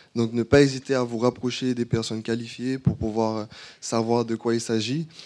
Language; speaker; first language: French; native; French